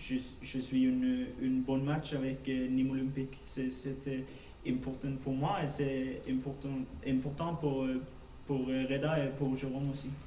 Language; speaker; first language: French; non-native, learner; Norwegian